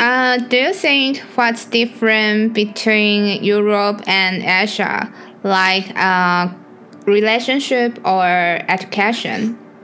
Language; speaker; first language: English; non-native, learner; Chinese